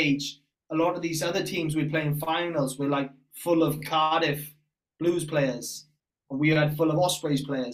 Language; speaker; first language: English; native; English